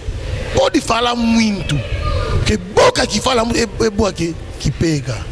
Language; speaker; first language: Portuguese; non-native, learner; Lingala